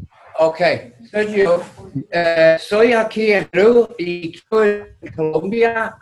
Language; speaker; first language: Spanish; non-native, learner; English